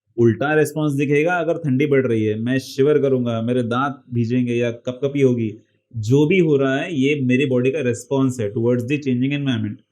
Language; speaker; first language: Hindi; non-native, local second language; Marathi